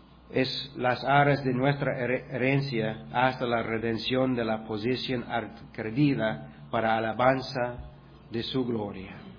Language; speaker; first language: Spanish; non-native, fluent; English